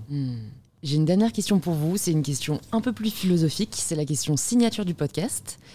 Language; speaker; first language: French; native; French